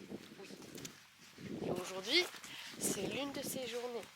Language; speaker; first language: French; non-native, fluent; English